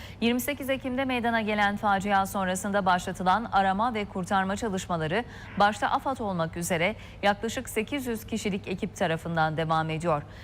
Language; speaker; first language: Turkish; native; Turkish